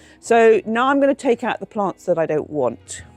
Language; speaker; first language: English; native; English